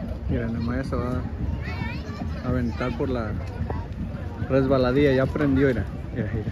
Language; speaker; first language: Spanish; early bilingual, heritage; Spanish